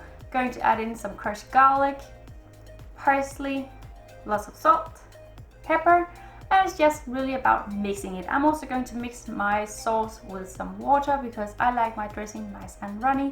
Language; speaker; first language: English; non-native, fluent; Danish